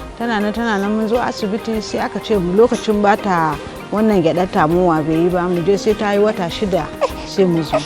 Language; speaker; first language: Hausa; native; Hausa